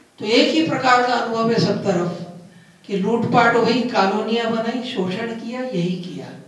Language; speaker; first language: Hindi; non-native, local second language; Gujarati